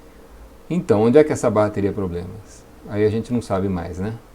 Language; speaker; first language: Portuguese; native; Portuguese